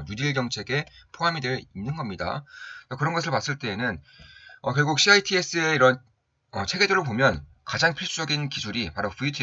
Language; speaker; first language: Korean; native; Korean